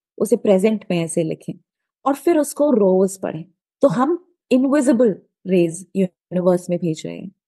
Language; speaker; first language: Hindi; native; Hindi